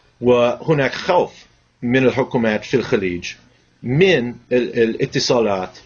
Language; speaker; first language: Arabic; non-native, fluent; English